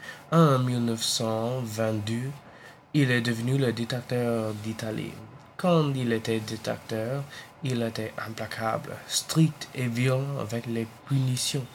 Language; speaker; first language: French; non-native, learner; English